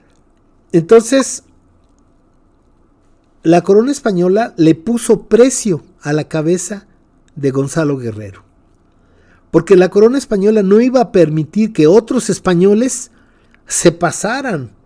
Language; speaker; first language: Spanish; native; Spanish